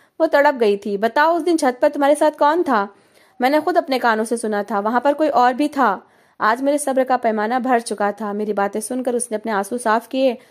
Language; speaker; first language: Hindi; native; Hindi